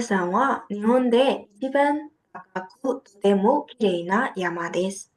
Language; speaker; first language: Japanese; non-native, fluent; Burmese